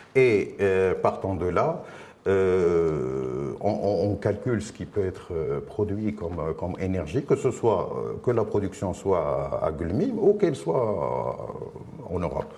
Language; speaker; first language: French; non-native, local second language; Arabic